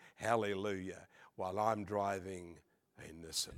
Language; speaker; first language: English; native; English